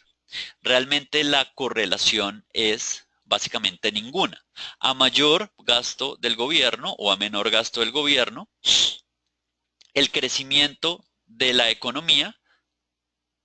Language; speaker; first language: Spanish; native; Spanish